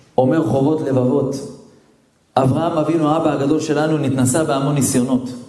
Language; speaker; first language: Hebrew; native; Hebrew